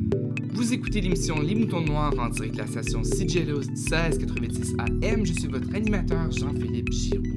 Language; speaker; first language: French; native; French